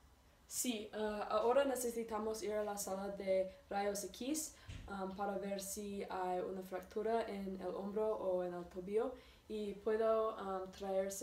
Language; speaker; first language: Spanish; non-native, learner; English